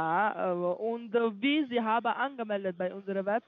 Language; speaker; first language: German; non-native, learner; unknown